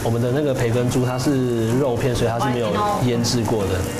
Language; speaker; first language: Chinese; native; Chinese